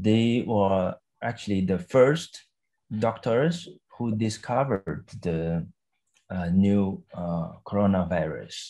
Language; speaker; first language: English; non-native, fluent; Chinese